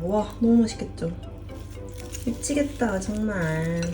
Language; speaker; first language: Korean; native; Korean